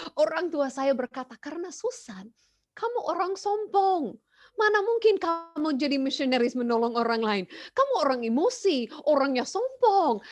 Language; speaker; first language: Indonesian; non-native, fluent; English